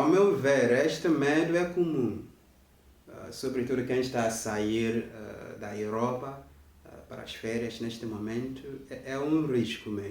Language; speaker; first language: Portuguese; non-native, fluent; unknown